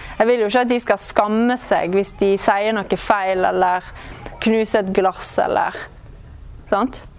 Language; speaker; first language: Norwegian; native; Norwegian